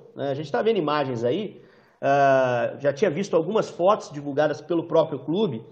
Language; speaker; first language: Portuguese; native; Portuguese